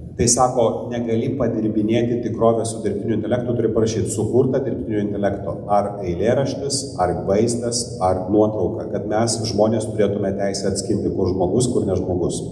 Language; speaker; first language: Lithuanian; non-native, local second language; Polish